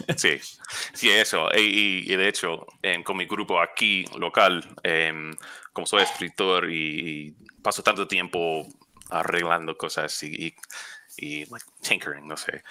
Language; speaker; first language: Spanish; non-native, fluent; English